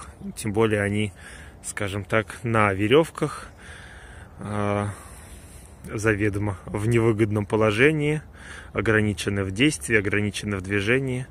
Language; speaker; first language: Russian; native; Russian